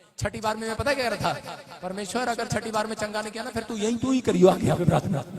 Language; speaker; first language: Hindi; non-native, local second language; Punjabi